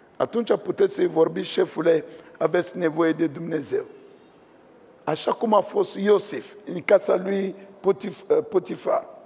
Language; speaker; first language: Romanian; non-native, fluent; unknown